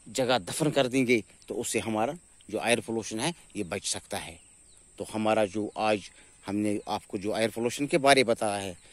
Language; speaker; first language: Urdu; non-native, local second language; Kashmiri